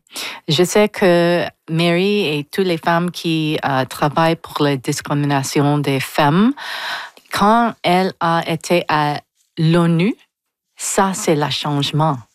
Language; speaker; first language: French; non-native, local second language; English